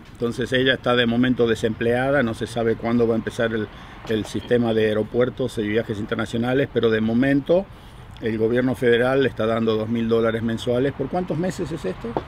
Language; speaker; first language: Spanish; native; Spanish